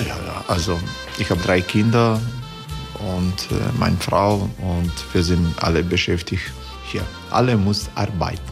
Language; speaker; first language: German; non-native, learner; Croatian